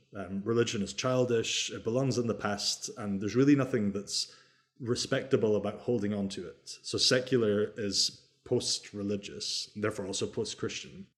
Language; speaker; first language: English; native; English